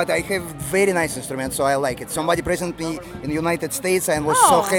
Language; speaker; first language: English; non-native, learner; Russian